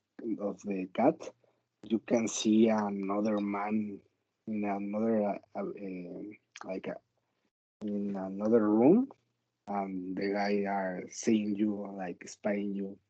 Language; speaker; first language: English; non-native, learner; Spanish